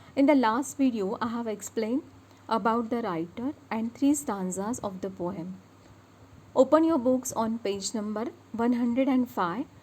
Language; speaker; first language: English; non-native, local second language; Marathi